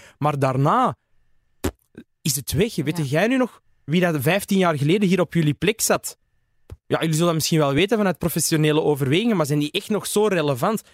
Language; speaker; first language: Dutch; early bilingual, other home language; Arabic